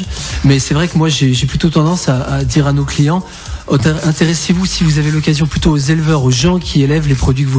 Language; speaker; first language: French; native; French